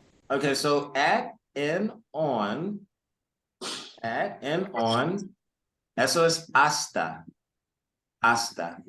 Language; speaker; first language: Spanish; early bilingual, heritage; Spanish